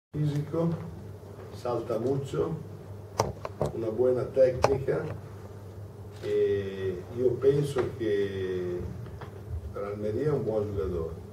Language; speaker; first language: Spanish; non-native, learner; Italian